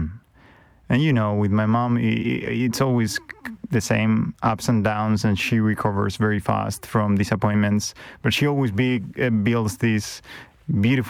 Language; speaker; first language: English; non-native, fluent; Spanish